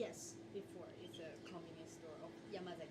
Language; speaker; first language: English; non-native, learner; Chinese